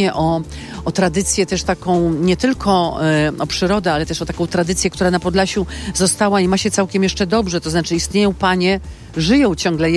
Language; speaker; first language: Polish; native; Polish